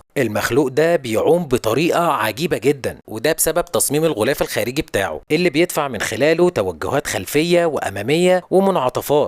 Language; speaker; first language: Arabic; native; Arabic